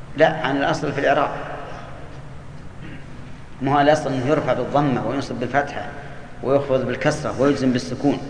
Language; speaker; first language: Arabic; native; Arabic